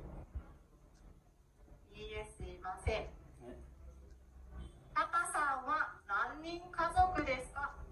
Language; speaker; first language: Japanese; non-native, learner; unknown